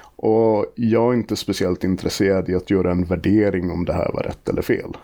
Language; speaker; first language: Swedish; native; Swedish